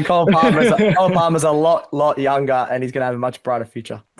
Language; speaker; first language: English; native; English